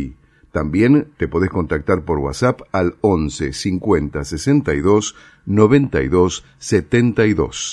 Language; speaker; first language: Spanish; native; Spanish